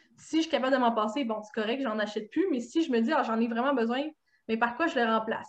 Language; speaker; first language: French; native; French